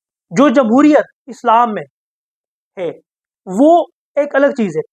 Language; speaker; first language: Urdu; native; Urdu